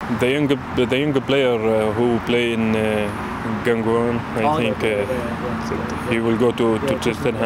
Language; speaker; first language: English; non-native, learner; Arabic